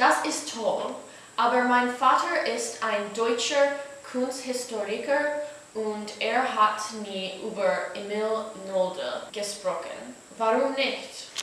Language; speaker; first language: German; non-native, learner; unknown